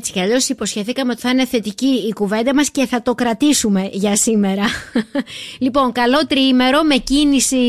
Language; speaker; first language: Greek; native; Greek